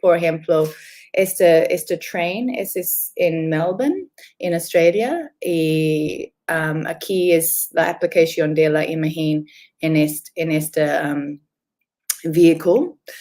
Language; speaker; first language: Spanish; non-native, learner; English